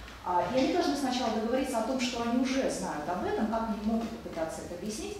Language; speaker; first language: Russian; native; Russian